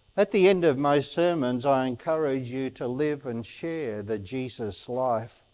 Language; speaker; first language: English; native; English